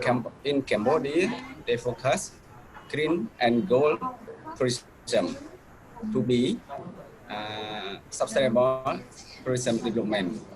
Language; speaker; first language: English; non-native, learner; Khmer